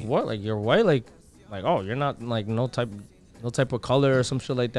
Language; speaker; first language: English; early bilingual, other home language; Spanish